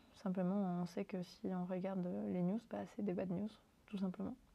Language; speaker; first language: French; non-native, fluent; Spanish